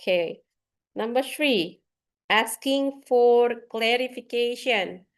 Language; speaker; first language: English; non-native, learner; Indonesian